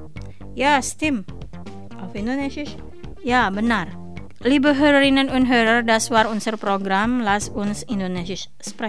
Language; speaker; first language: German; non-native, fluent; Indonesian